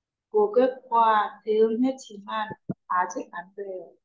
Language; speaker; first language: Korean; non-native, learner; Vietnamese